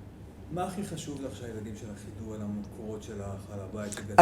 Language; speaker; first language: Hebrew; native; Hebrew